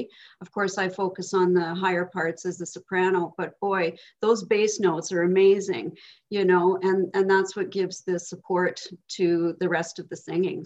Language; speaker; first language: English; native; English